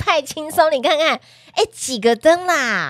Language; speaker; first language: Chinese; native; Chinese